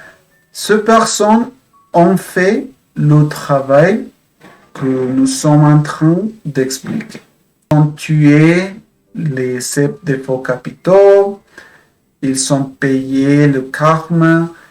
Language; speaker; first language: French; non-native, fluent; Spanish